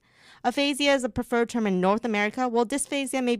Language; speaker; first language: English; early bilingual, other home language; Chinese